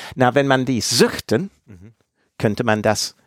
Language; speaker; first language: German; non-native, fluent; English